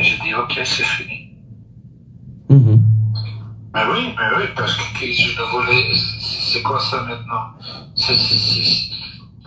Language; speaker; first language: French; non-native, learner; Dutch